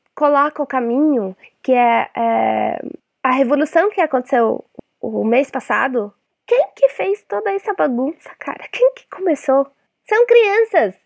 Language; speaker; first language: Portuguese; non-native, fluent; Arabic